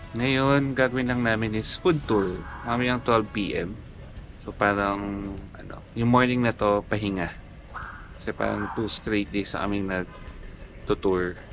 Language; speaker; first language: Filipino; non-native, local second language; Pampanga